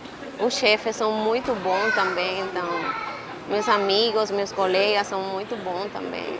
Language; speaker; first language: Portuguese; non-native, learner; Spanish